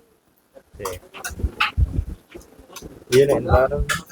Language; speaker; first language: English; non-native, fluent; Indonesian